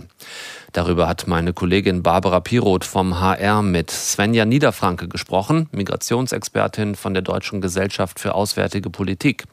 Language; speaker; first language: German; native; German